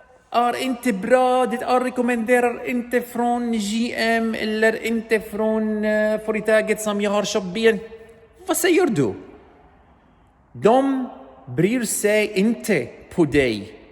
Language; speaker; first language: Swedish; non-native, learner; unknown